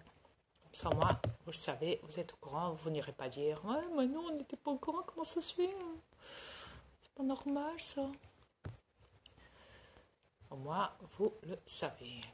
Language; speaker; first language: French; native; French